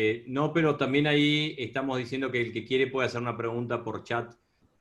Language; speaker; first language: Spanish; native; Spanish